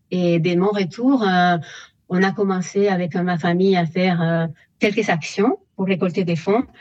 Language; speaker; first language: French; non-native, fluent; Spanish